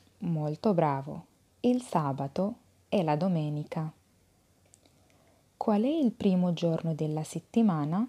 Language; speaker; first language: Italian; non-native, fluent; Arabic